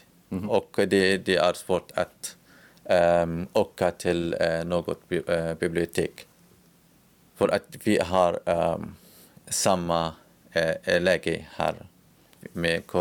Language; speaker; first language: Swedish; non-native, learner; Arabic